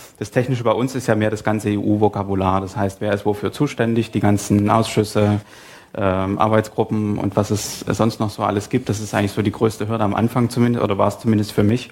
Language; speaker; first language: German; native; German